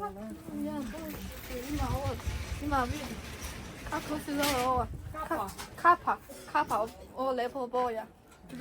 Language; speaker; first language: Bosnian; non-native, learner; Chinese